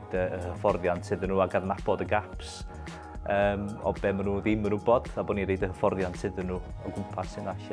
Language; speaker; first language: Welsh; native; Welsh